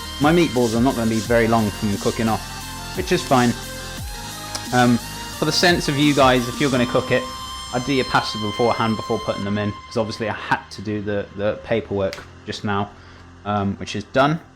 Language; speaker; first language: English; native; English